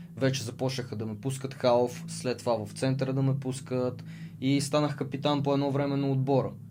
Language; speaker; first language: Bulgarian; early bilingual, other home language; Russian